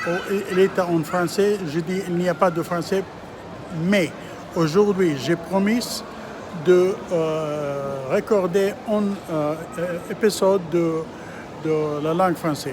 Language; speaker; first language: French; non-native, learner; Arabic